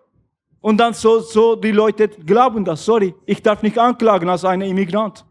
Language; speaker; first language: German; non-native, learner; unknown